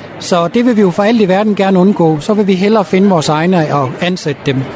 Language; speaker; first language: Danish; native; Danish